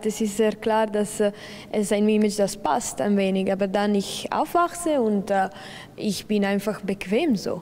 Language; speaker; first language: German; non-native, local second language; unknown